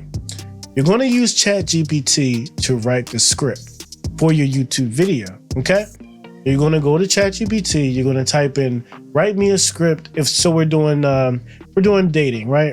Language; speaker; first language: English; native; English